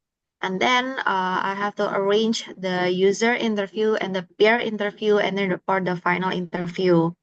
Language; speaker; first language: English; non-native, learner; Indonesian